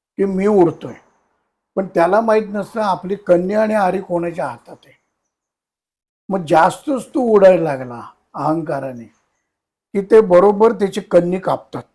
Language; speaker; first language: Marathi; native; Marathi